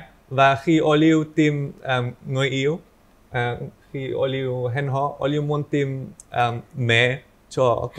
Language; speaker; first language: Vietnamese; non-native, learner; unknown